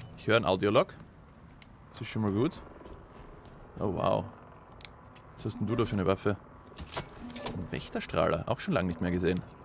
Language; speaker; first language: German; native; German